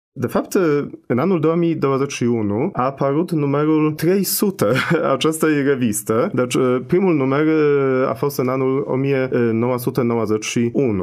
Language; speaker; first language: Romanian; non-native, fluent; Polish